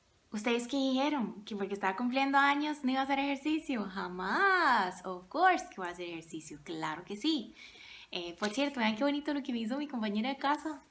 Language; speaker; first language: Spanish; native; Spanish